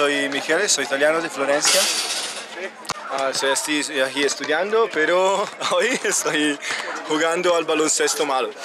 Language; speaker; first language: Spanish; non-native, fluent; Italian